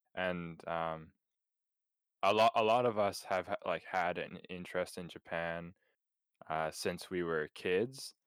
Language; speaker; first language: English; native; English